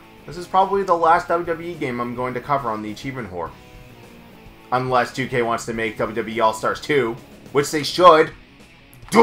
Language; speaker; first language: English; native; English